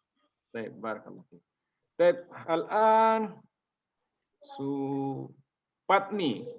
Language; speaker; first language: Arabic; non-native, fluent; Indonesian